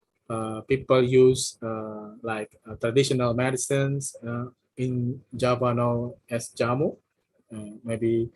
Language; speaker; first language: English; non-native, fluent; Indonesian